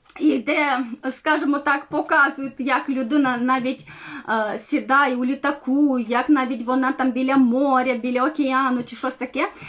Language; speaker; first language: Ukrainian; non-native, local second language; Romanian